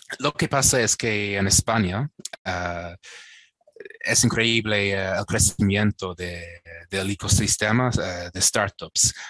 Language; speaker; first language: Spanish; non-native, fluent; English